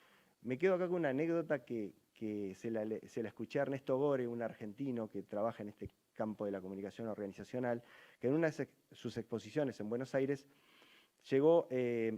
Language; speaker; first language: Spanish; native; Spanish